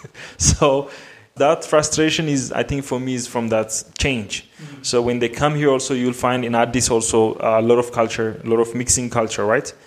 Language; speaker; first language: English; non-native, fluent; Amharic